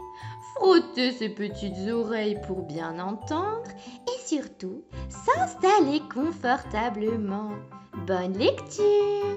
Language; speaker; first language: French; native; French